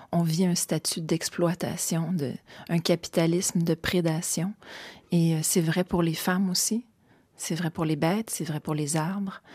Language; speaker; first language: French; native; French